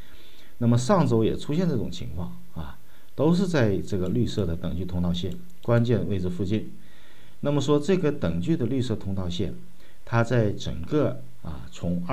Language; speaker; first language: Chinese; native; Chinese